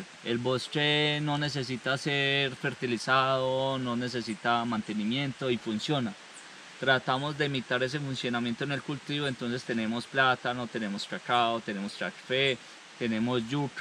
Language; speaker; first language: Spanish; native; Spanish